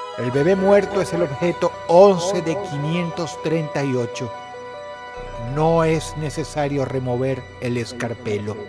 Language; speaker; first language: Spanish; native; Spanish